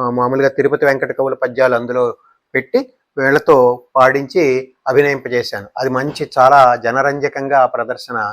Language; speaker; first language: Telugu; native; Telugu